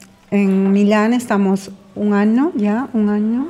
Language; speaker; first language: Italian; non-native, learner; Spanish